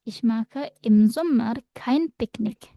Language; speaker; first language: German; non-native, fluent; Indonesian